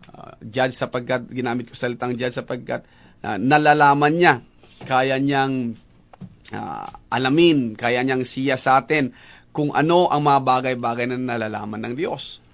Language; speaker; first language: Filipino; native; Filipino